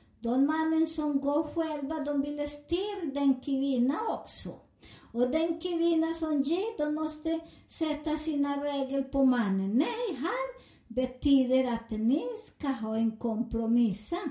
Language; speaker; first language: Swedish; non-native, fluent; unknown